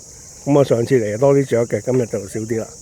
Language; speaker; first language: Chinese; native; Chinese